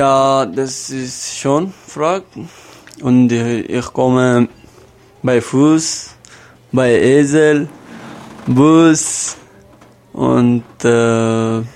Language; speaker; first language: German; non-native, learner; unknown